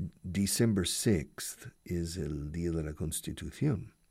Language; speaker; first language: Spanish; non-native, fluent; English